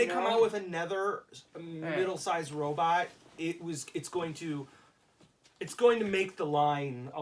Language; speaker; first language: English; native; English